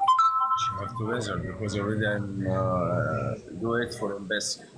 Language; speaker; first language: English; non-native, learner; Arabic